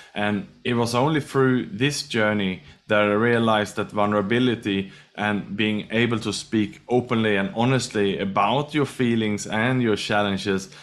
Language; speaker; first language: English; non-native, fluent; Swedish